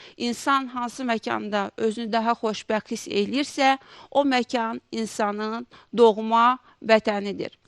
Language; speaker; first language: Azerbaijani; native; Azerbaijani